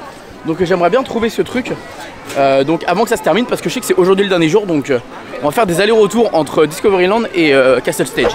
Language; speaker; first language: French; native; French